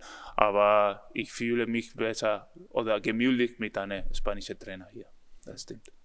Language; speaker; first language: German; non-native, learner; Spanish